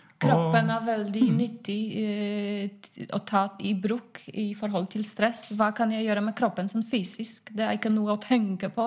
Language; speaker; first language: Norwegian; non-native, fluent; Polish